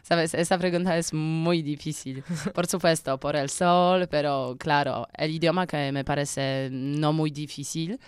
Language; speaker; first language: Spanish; non-native, learner; Polish